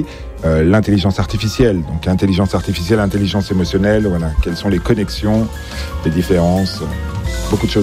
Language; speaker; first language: French; native; French